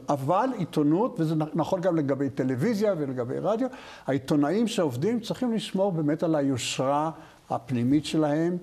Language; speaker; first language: Hebrew; native; Hebrew